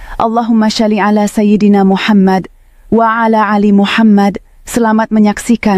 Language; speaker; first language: Indonesian; native; Indonesian